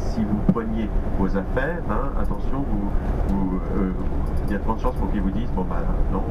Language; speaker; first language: French; native; French